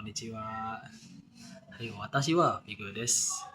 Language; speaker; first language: Japanese; non-native, learner; Indonesian